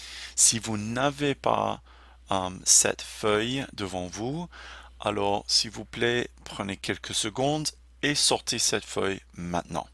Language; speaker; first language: French; non-native, fluent; English